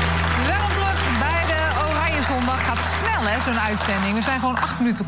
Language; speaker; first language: Dutch; native; Dutch